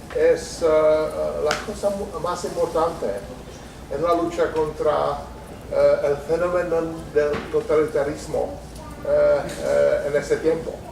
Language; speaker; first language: Spanish; non-native, learner; Czech